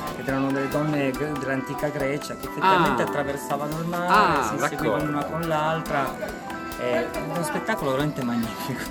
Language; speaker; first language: Italian; non-native, learner; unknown